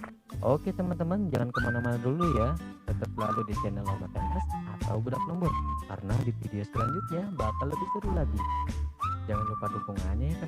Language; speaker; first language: Indonesian; non-native, local second language; Sundanese